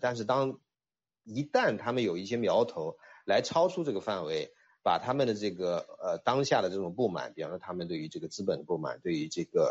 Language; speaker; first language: Chinese; native; Chinese